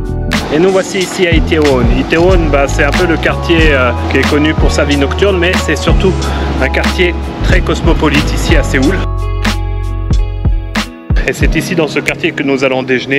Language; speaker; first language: French; native; French